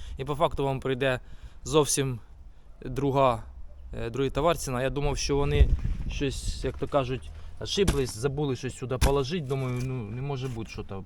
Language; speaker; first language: Ukrainian; native; Ukrainian